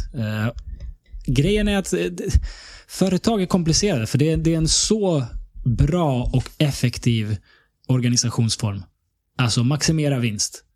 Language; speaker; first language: Swedish; early bilingual, other home language; Bosnian